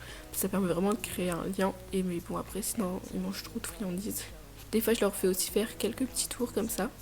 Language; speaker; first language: French; native; French